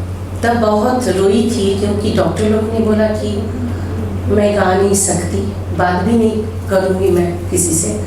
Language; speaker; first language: Hindi; non-native, local second language; Bangla